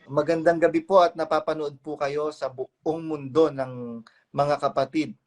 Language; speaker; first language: Filipino; native; Filipino